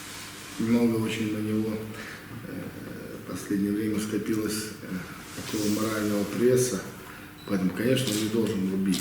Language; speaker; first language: Russian; native; Russian